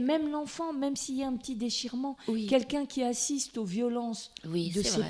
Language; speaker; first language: French; native; French